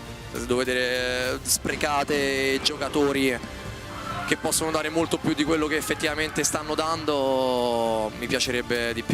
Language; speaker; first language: Italian; native; Italian